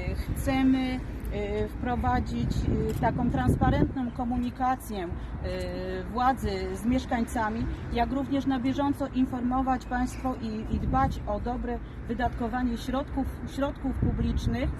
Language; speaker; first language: Polish; native; Polish